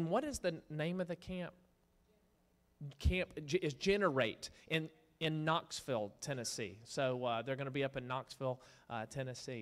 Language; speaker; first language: English; native; English